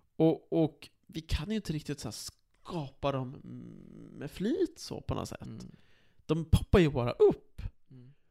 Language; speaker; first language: Swedish; native; Swedish